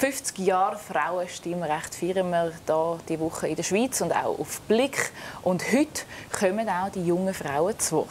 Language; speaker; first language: German; native; German